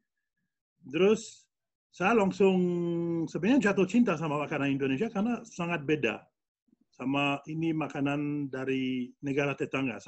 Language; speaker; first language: Indonesian; non-native, fluent; French